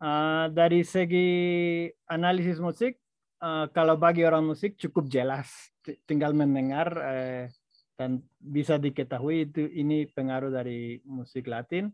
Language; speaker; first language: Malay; non-native, fluent; Spanish